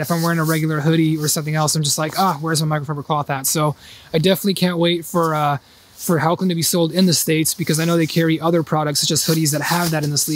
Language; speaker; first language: English; native; English